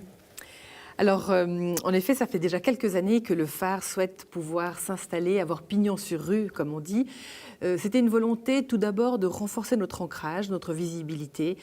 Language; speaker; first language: French; native; French